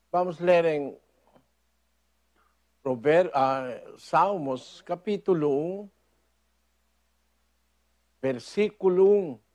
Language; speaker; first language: Portuguese; non-native, fluent; Filipino